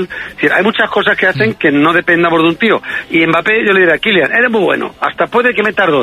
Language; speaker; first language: Spanish; native; Spanish